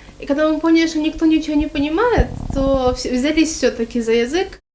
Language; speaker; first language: Russian; early bilingual, other home language; Arabic